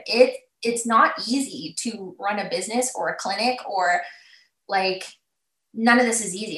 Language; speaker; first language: English; native; English